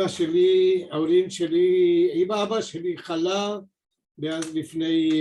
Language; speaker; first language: Hebrew; non-native, fluent; Spanish